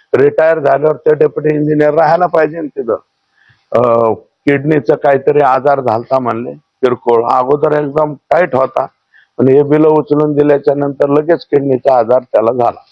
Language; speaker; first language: Marathi; native; Marathi